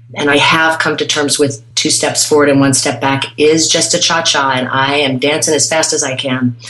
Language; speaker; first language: English; native; English